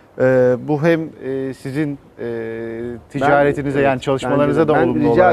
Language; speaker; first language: Turkish; native; Turkish